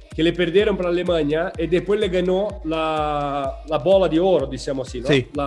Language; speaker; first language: Spanish; non-native, learner; Portuguese